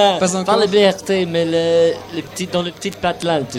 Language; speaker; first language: French; non-native, fluent; English